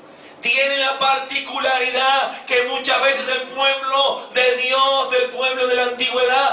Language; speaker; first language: Spanish; native; Spanish